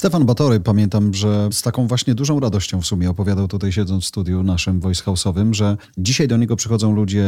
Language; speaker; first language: Polish; native; Polish